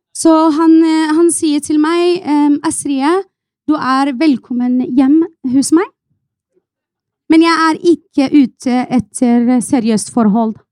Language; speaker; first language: Norwegian; non-native, fluent; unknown